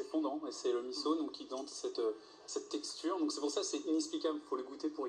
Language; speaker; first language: French; native; French